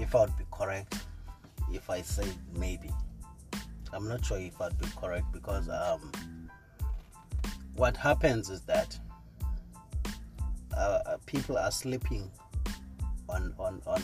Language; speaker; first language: English; non-native, local second language; Xhosa